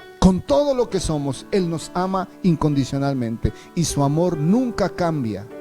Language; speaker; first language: Spanish; native; Spanish